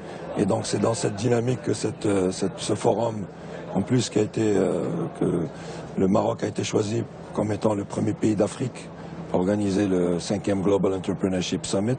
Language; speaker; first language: French; non-native, local second language; Arabic